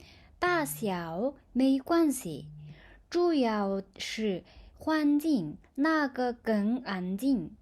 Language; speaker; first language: Chinese; non-native, fluent; Mongolian